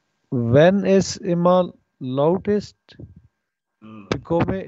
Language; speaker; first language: German; non-native, learner; Urdu